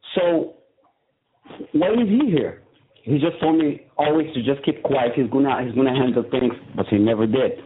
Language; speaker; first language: English; non-native, fluent; Arabic